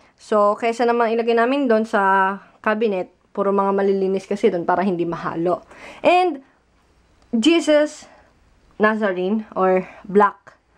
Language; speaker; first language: Filipino; native; Filipino